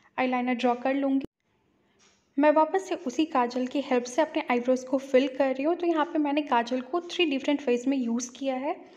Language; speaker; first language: Hindi; native; Hindi